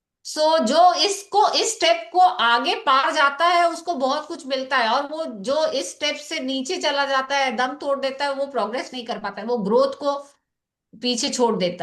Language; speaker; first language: Hindi; native; Hindi